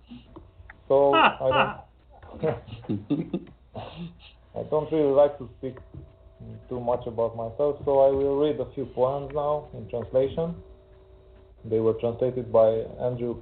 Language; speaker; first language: English; non-native, fluent; Hungarian